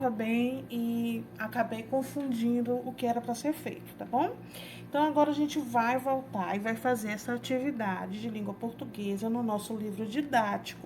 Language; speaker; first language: Portuguese; native; Portuguese